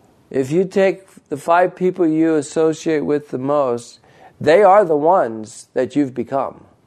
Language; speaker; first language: English; native; English